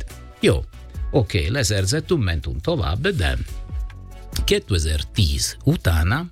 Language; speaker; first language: Hungarian; non-native, fluent; Italian